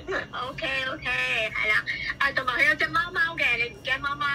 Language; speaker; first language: Cantonese; native; Cantonese